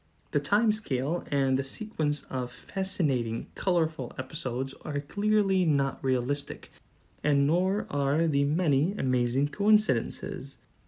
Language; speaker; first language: English; non-native, fluent; Arabic